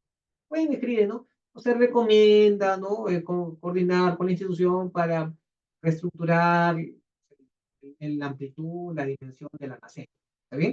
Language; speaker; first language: Spanish; native; Spanish